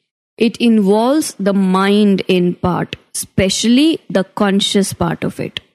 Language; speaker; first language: English; non-native, local second language; Hindi